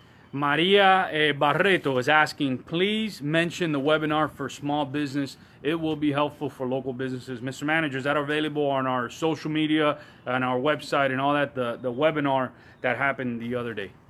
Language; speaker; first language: English; early bilingual, other home language; Spanish